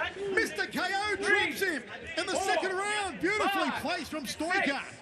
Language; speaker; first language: English; native; English